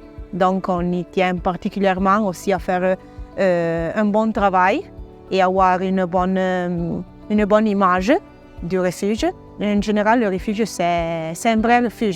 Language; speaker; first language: French; non-native, local second language; Italian